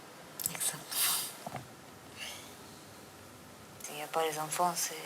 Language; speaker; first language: French; non-native, learner; Romanian